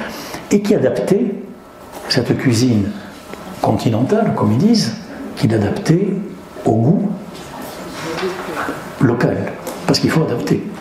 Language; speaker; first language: French; native; French